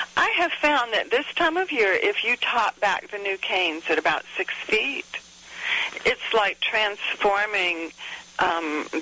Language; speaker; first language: English; native; English